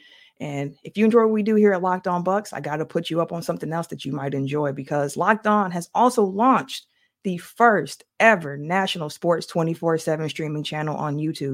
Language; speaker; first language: English; native; English